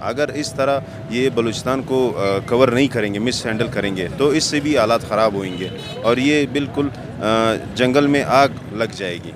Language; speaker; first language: Urdu; non-native, local second language; Pashto